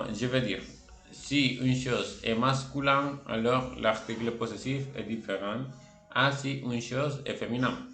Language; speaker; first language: French; non-native, fluent; Spanish